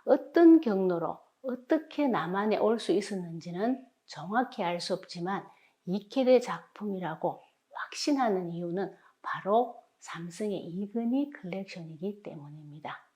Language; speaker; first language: Korean; native; Korean